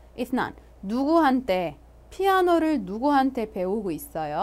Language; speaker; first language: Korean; non-native, fluent; Arabic